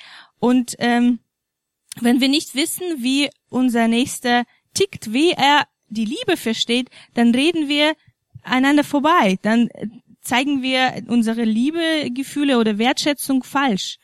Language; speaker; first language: German; non-native, fluent; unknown